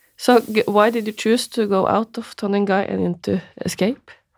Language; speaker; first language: English; non-native, learner; Norwegian